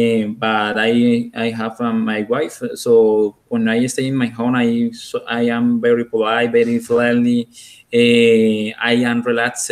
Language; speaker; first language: English; non-native, learner; Spanish